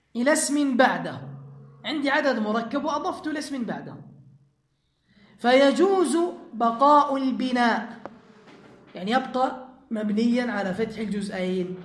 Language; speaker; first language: Arabic; native; Arabic